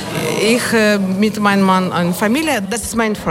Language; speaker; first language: German; non-native, learner; Ukrainian